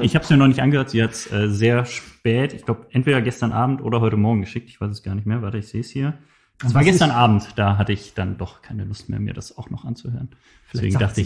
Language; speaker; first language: German; native; German